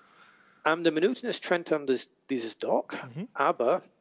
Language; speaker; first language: German; non-native, learner; English